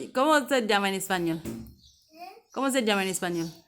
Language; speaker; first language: Spanish; non-native, fluent; Haitian Creole